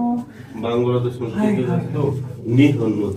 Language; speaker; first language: Japanese; non-native, learner; Bangla